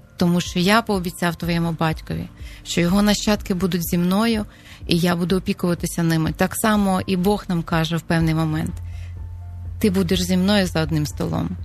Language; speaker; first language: Ukrainian; native; Ukrainian